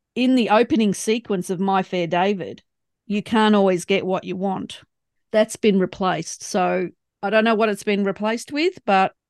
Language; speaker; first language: English; native; English